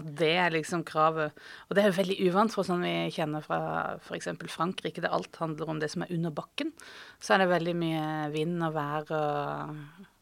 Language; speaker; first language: Norwegian; native; Norwegian